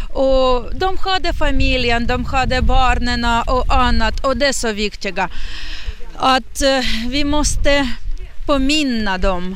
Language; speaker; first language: Swedish; non-native, learner; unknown